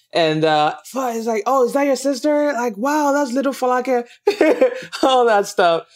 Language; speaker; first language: English; non-native, local second language; Yoruba